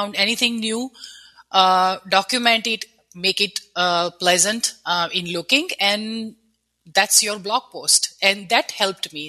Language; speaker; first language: English; non-native, local second language; Gujarati